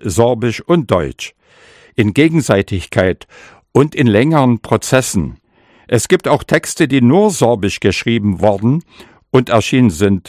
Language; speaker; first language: German; non-native, local second language; Upper Sorbian